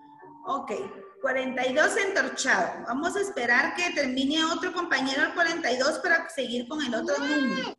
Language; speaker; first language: Spanish; native; Spanish